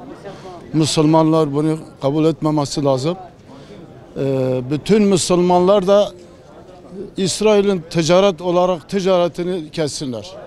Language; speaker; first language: Turkish; non-native, local second language; Kurdish